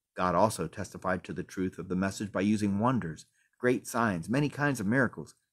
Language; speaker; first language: English; native; English